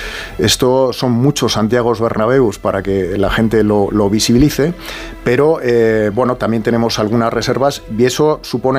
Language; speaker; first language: Spanish; native; Spanish